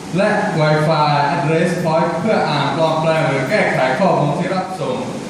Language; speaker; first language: Thai; non-native, local second language; Pattani Malay